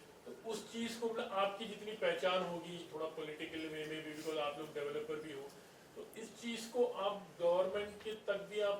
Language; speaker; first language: Hindi; native; Hindi